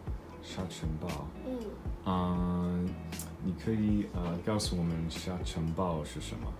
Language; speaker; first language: Chinese; non-native, learner; English